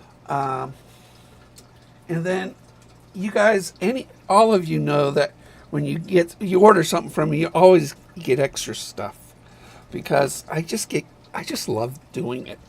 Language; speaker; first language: English; native; English